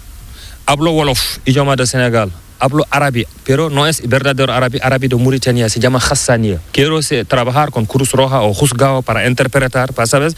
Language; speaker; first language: Spanish; non-native, learner; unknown